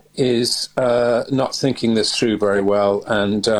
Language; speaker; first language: English; native; English